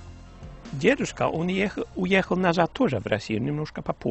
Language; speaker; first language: Russian; early bilingual, heritage; Russian